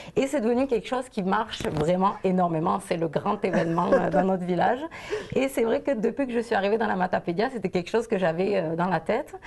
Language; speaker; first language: French; native; French